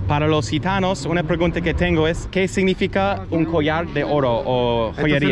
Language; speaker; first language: Spanish; non-native, fluent; English